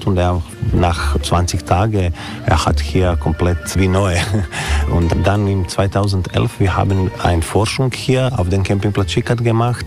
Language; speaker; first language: German; non-native, learner; Croatian